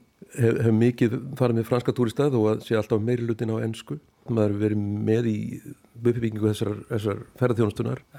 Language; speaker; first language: Icelandic; native; Icelandic